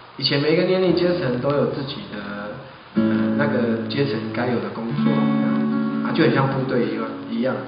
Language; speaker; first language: Chinese; non-native, local second language; Amis